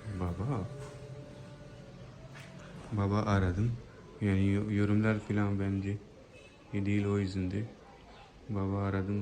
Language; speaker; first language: Turkish; non-native, learner; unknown